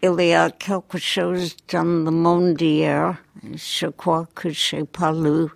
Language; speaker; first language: French; non-native, fluent; English